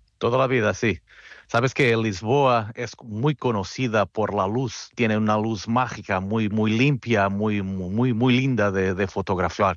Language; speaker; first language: Spanish; non-native, fluent; Portuguese